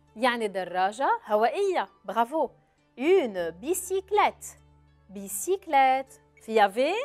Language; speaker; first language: Arabic; native; Arabic